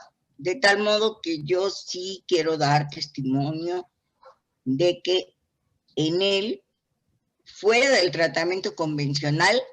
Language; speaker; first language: Spanish; native; Spanish